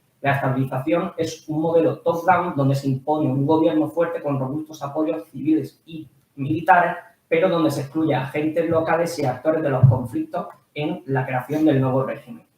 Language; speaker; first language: Spanish; native; Spanish